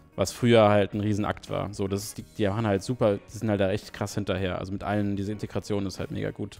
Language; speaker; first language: German; native; German